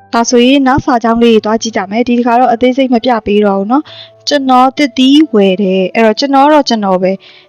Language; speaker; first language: Burmese; native; Burmese